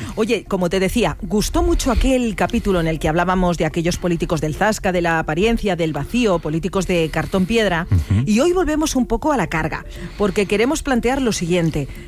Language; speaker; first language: Spanish; native; Spanish